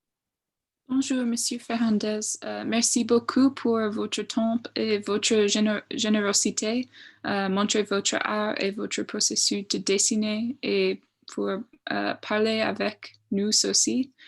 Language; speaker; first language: French; non-native, fluent; English